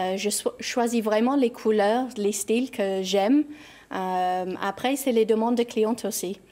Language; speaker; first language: French; non-native, fluent; English